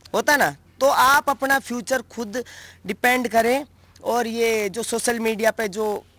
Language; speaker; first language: Hindi; native; Hindi